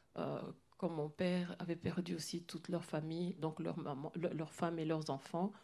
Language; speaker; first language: French; non-native, local second language; Kinyarwanda